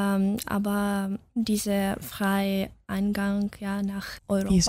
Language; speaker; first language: German; non-native, fluent; Russian